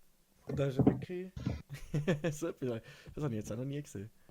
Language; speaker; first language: German; native; German